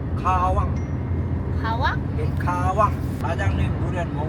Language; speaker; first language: Korean; non-native, learner; Malay